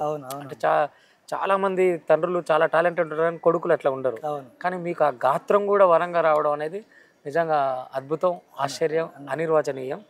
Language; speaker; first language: Telugu; native; Telugu